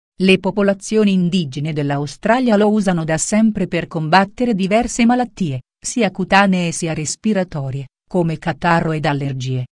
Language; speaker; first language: Italian; native; Italian